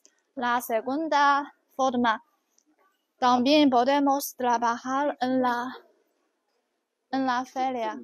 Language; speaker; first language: Spanish; non-native, learner; Chinese